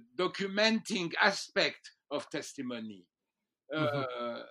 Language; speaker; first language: English; non-native, fluent; French